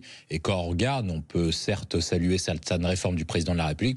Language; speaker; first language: French; native; French